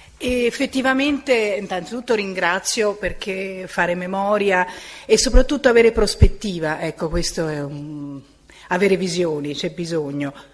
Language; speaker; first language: Italian; native; Italian